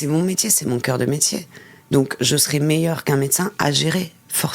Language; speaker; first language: French; native; French